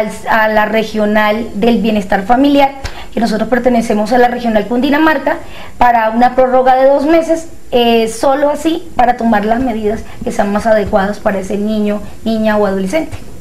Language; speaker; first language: Spanish; native; Spanish